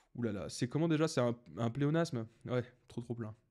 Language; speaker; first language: French; native; French